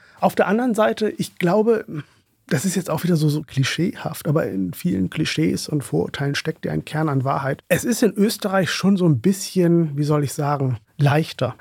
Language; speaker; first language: German; early bilingual, other home language; Urdu